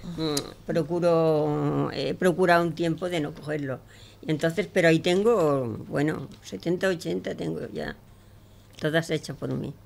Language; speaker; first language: Spanish; native; Spanish